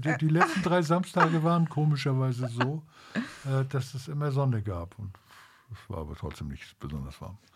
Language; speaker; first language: German; native; German